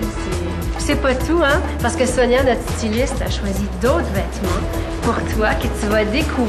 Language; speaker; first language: French; native; French